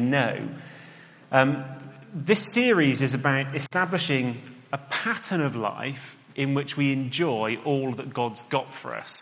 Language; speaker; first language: English; native; English